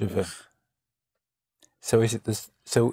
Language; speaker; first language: French; non-native, learner; English